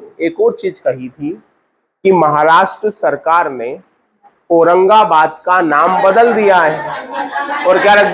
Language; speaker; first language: Hindi; native; Hindi